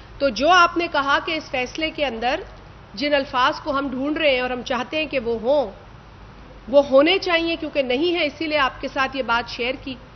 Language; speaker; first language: Urdu; non-native, local second language; Sindhi